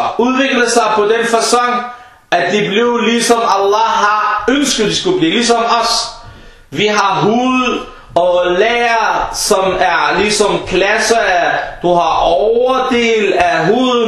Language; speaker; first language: Danish; non-native, fluent; Arabic